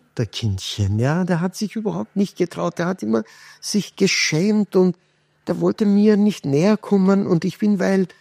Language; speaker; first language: German; non-native, fluent; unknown